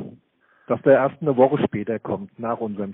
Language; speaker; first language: German; native; German